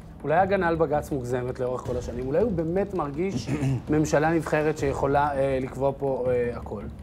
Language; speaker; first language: Hebrew; native; Hebrew